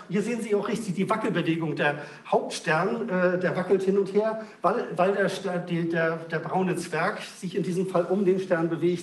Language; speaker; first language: German; native; German